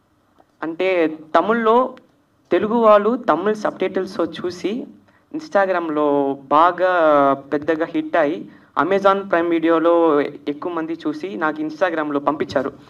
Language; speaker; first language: Telugu; early bilingual, heritage; Telugu